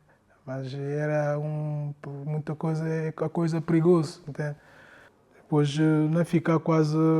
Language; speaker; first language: Portuguese; non-native, learner; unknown